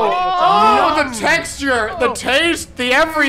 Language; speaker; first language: English; native; English